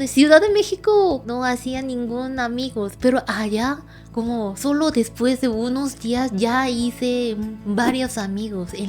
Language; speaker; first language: Spanish; non-native, learner; Korean